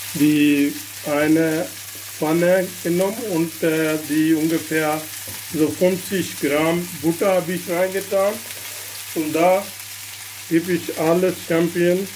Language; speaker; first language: German; non-native, learner; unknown